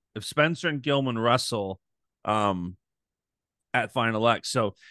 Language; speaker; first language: English; native; English